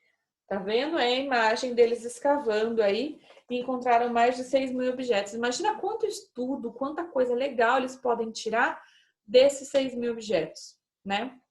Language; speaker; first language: Portuguese; native; Portuguese